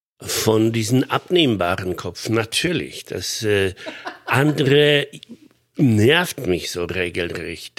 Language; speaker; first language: German; non-native, fluent; Polish